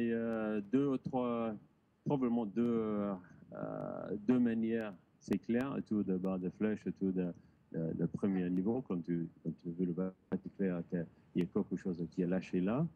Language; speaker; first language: French; non-native, learner; English